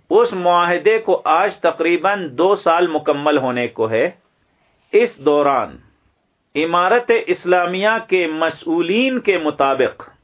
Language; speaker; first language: Urdu; non-native, local second language; Pashto